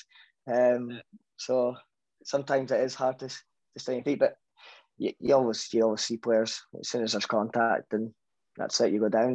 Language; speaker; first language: English; native; English